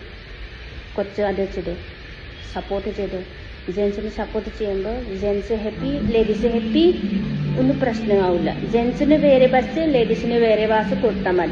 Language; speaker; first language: Malayalam; non-native, learner; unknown